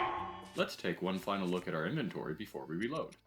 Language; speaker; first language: English; native; English